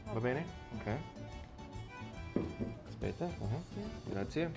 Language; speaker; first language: Italian; non-native, learner; English